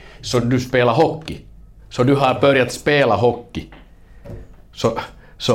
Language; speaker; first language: Swedish; non-native, fluent; Finnish